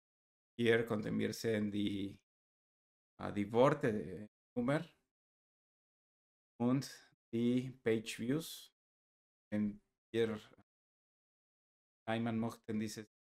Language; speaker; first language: German; non-native, learner; Spanish